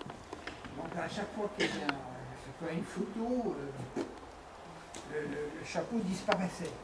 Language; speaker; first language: French; native; French